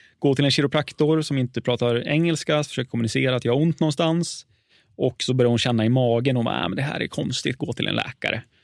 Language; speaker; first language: Swedish; native; Swedish